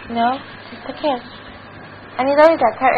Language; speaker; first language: Hebrew; non-native, fluent; English